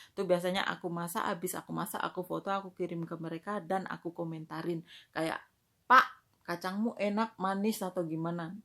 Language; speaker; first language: Indonesian; native; Indonesian